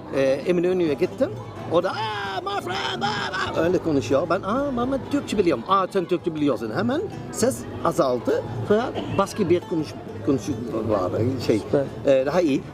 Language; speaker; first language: Turkish; non-native, learner; Dutch